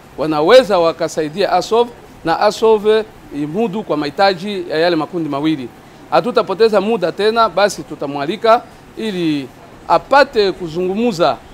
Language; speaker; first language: Swahili; native; Swahili